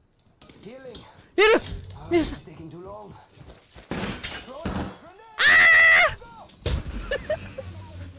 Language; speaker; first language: Japanese; non-native, learner; English